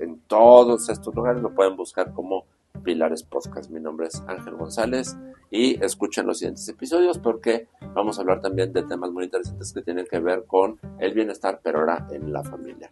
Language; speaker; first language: Spanish; native; Spanish